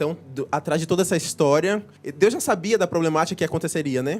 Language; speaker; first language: Portuguese; native; Portuguese